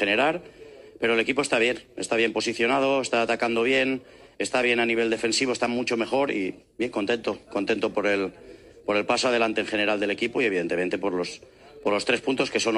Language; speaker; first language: Spanish; native; Spanish